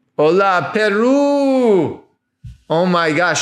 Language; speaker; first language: Spanish; non-native, learner; English